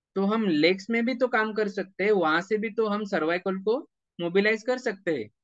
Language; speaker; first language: Hindi; non-native, local second language; Marathi